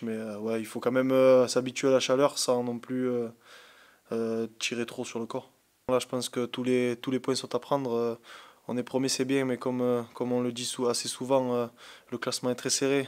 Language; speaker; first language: French; native; French